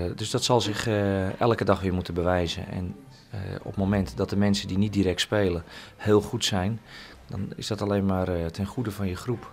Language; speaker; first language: Dutch; native; Dutch